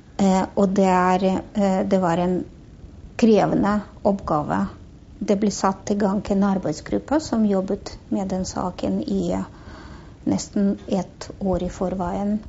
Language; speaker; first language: Norwegian; non-native, fluent; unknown